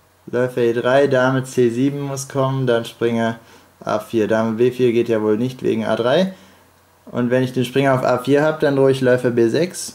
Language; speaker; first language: German; native; German